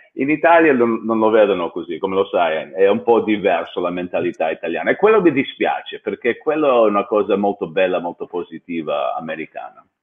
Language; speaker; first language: Italian; non-native, fluent; English